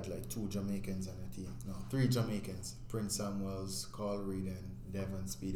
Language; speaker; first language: English; non-native, local second language; Jamaican Creole English